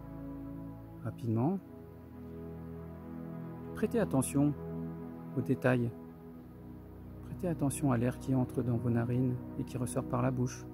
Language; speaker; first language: French; native; French